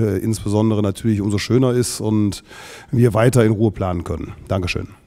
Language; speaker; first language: German; native; German